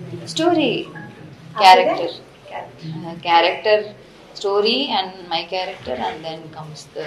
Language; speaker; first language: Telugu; non-native, fluent; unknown